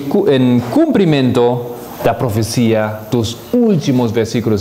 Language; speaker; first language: Portuguese; non-native, fluent; Spanish